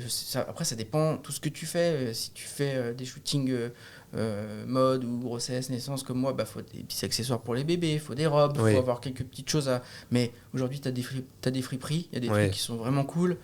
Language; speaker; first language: French; native; French